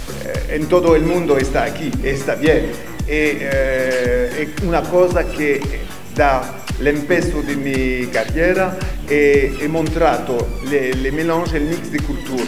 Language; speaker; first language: Spanish; non-native, learner; French